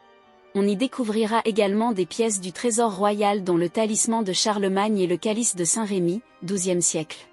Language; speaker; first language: French; native; French